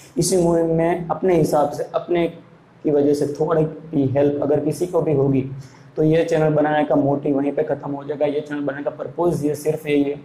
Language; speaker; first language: Hindi; non-native, local second language; Gujarati